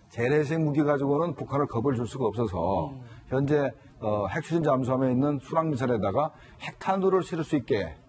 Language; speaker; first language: Korean; native; Korean